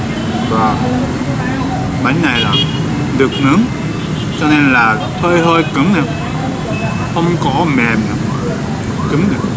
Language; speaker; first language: Vietnamese; non-native, learner; Japanese